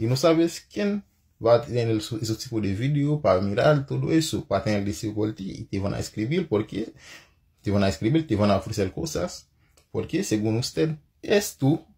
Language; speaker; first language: Spanish; non-native, fluent; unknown